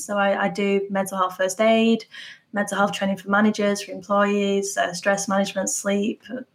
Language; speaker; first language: English; native; English